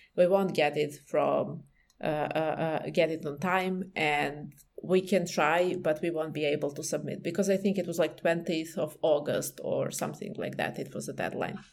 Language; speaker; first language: English; non-native, fluent; Serbian